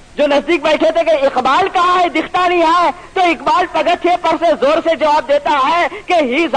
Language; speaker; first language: Urdu; non-native, local second language; Gujarati